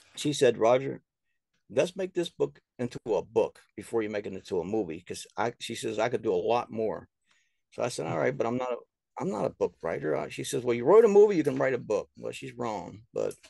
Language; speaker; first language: English; native; English